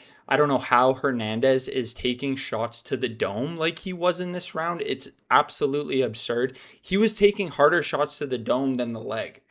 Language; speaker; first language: English; native; English